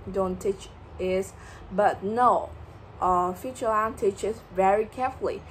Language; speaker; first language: English; non-native, learner; Vietnamese